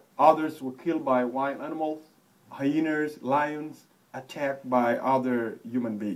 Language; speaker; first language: English; non-native, fluent; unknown